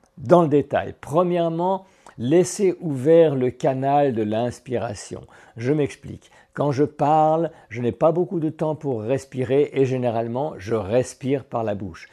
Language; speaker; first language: French; native; French